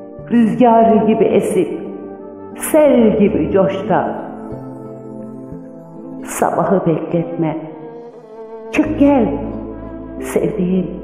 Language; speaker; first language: Turkish; native; Turkish